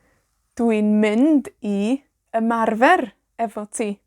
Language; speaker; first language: Welsh; non-native, fluent; Spanish